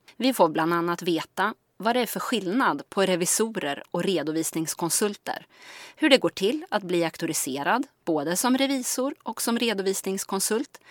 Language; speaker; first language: Swedish; native; Swedish